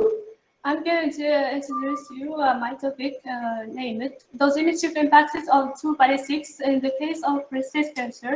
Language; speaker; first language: English; non-native, learner; Arabic